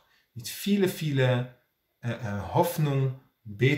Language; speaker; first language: German; non-native, fluent; Hebrew